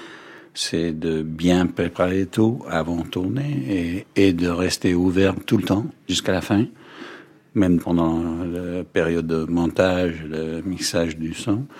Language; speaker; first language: French; non-native, fluent; Danish